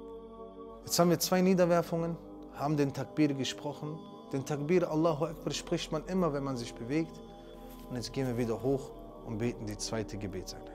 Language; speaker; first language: German; native; German